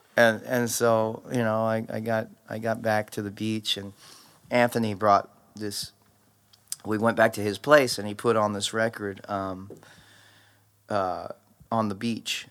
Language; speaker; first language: English; native; English